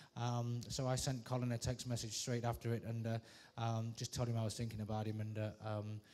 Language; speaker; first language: English; native; English